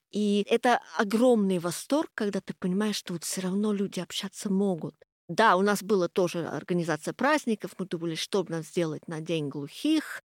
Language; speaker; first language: Russian; non-native, fluent; English